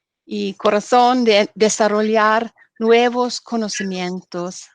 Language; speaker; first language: Spanish; non-native, learner; Norwegian